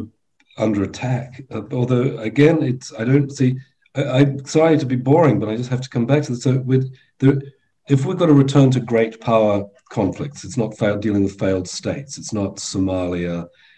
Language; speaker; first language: English; native; English